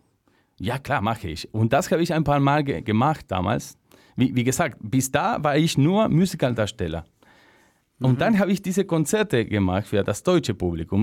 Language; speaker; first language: German; non-native, fluent; Spanish